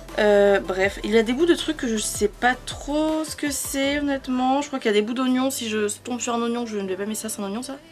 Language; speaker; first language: French; early bilingual, other home language; Spanish